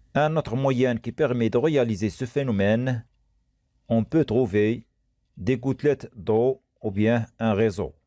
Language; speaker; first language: French; non-native, local second language; Arabic